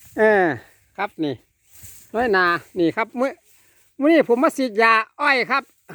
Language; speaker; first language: Thai; native; Thai